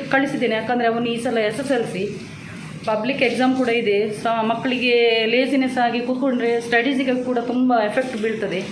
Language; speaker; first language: Kannada; non-native, local second language; Tulu